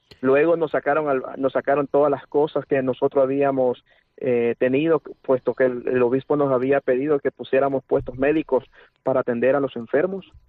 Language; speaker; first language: Spanish; native; Spanish